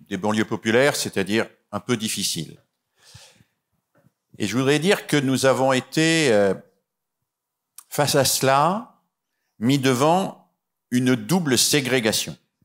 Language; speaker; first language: French; native; French